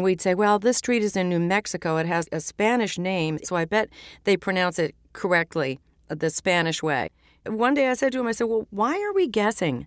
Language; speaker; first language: English; native; English